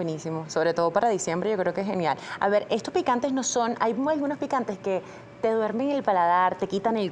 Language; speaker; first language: Spanish; native; Spanish